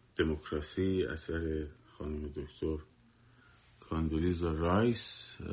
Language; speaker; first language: Persian; native; Persian